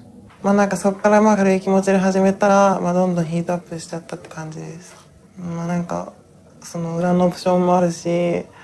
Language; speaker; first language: Japanese; native; Japanese